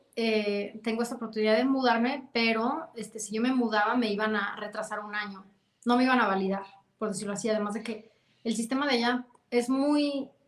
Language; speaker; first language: Spanish; native; Spanish